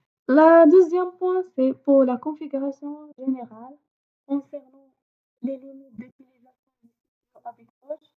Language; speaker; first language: French; non-native, fluent; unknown